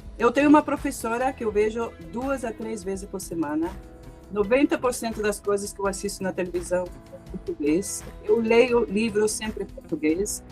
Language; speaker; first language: Portuguese; native; Portuguese